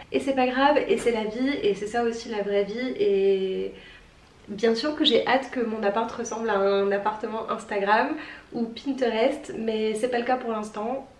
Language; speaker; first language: French; native; French